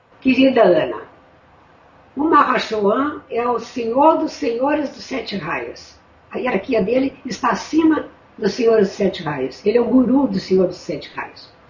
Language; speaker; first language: Portuguese; native; Portuguese